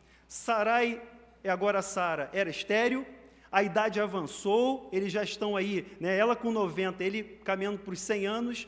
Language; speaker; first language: Portuguese; native; Portuguese